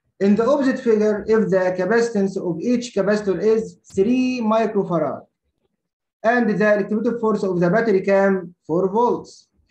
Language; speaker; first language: English; non-native, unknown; Arabic